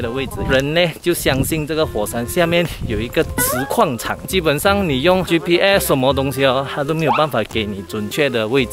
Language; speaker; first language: Chinese; native; Chinese